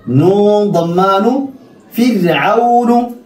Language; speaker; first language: Arabic; non-native, fluent; Oromo